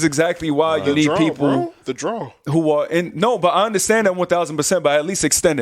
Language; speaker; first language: English; native; English